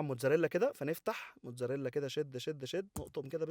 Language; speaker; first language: Arabic; native; Arabic